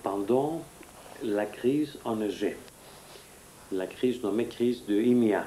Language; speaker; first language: French; non-native, fluent; Greek